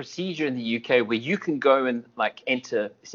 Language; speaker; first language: English; native; English